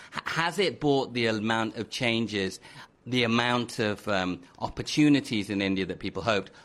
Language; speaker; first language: English; native; English